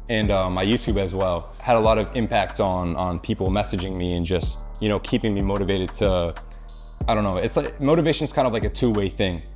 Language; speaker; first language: English; native; English